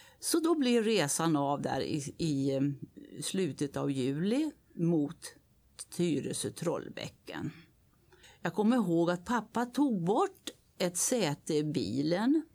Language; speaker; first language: Swedish; native; Swedish